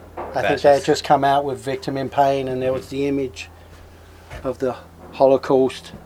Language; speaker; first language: English; native; English